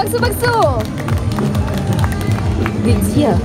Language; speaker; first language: Korean; non-native, learner; Russian